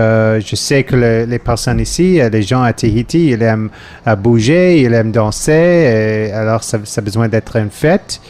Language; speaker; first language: French; non-native, learner; English